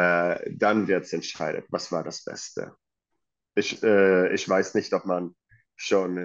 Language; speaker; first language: German; non-native, fluent; Swedish